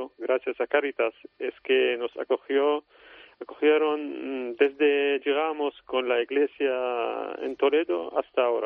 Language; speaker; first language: Spanish; non-native, fluent; Arabic